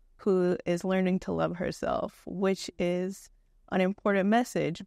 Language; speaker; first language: English; native; English